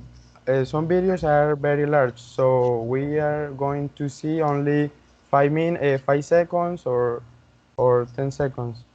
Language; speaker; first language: English; non-native, learner; Spanish